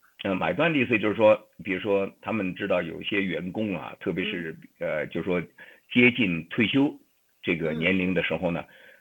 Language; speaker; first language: Chinese; native; Chinese